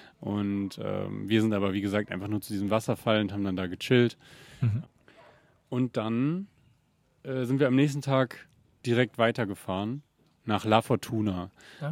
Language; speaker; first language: German; native; German